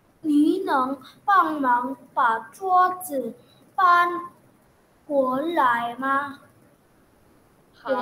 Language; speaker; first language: Chinese; non-native, learner; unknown